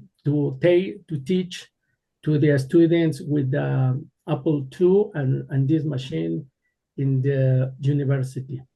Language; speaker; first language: English; non-native, learner; Spanish